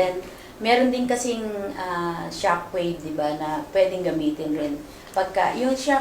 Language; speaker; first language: Filipino; native; Filipino